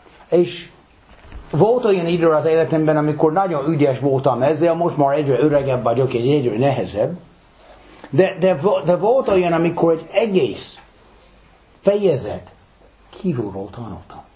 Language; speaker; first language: Hungarian; non-native, fluent; English